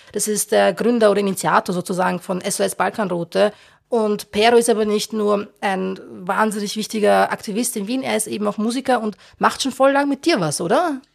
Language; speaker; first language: German; early bilingual, other home language; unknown